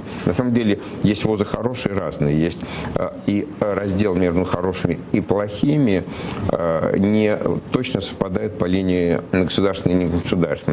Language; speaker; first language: Russian; native; Russian